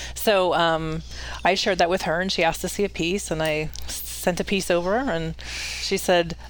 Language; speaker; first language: English; native; English